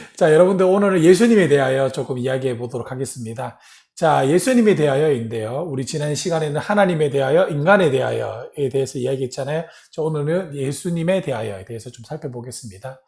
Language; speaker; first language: Korean; native; Korean